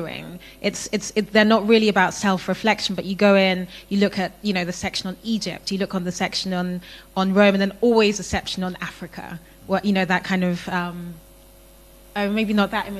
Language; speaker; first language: English; non-native, local second language; Akan